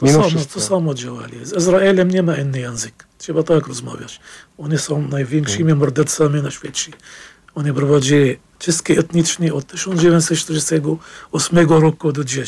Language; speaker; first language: Polish; non-native, fluent; Arabic